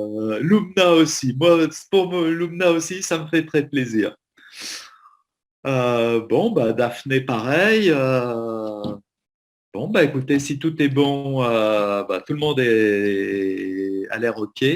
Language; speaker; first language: French; native; French